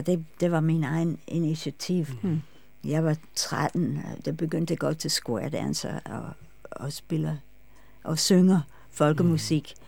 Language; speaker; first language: Danish; non-native, fluent; English